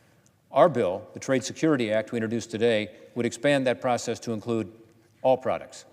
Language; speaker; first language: English; native; English